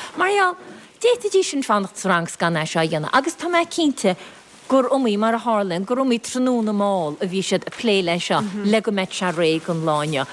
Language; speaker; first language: Irish; native; Irish